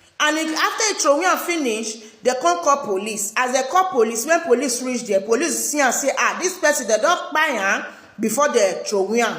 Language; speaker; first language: Nigerian Pidgin; native; Nigerian Pidgin